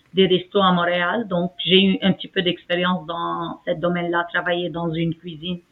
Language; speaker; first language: French; non-native, fluent; Arabic